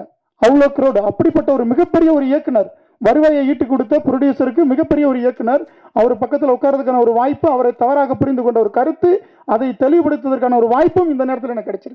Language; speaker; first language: Tamil; native; Tamil